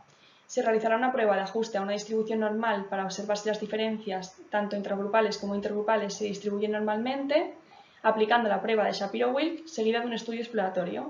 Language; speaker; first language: Spanish; native; Spanish